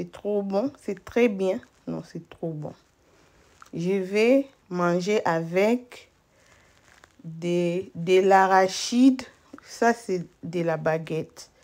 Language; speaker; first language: French; non-native, local second language; Lingala